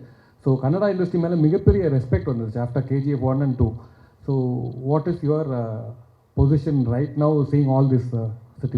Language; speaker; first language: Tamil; native; Tamil